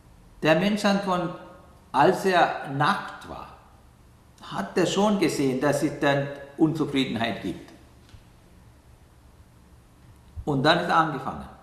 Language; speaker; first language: German; non-native, learner; Sinhala